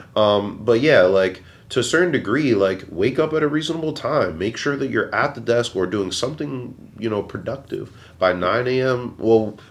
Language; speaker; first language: English; native; English